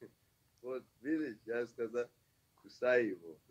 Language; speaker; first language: Russian; non-native, learner; Persian